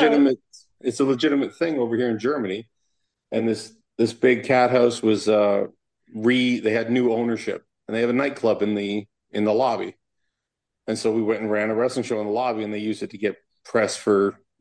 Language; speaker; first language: English; native; English